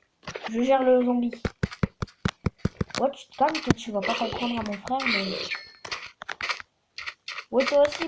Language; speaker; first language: French; native; French